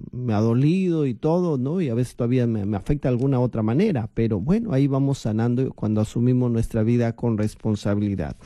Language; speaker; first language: Spanish; native; Spanish